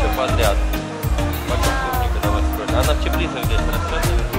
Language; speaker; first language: Russian; native; Russian